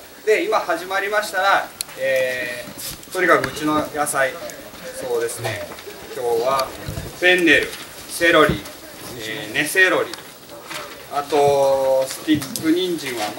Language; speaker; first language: Japanese; native; Japanese